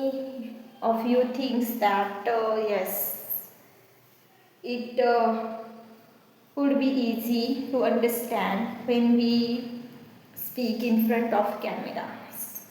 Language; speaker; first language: English; non-native, learner; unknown